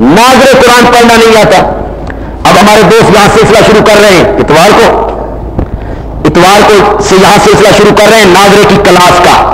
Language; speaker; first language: Urdu; non-native, local second language; Punjabi